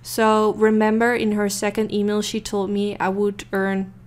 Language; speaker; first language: English; non-native, fluent; Dutch